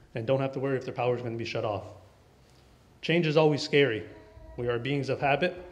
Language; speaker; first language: English; native; English